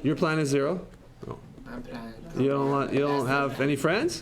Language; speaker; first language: English; native; English